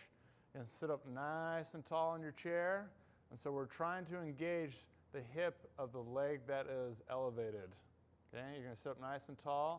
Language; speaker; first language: English; native; English